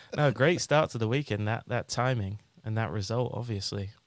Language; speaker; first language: English; native; English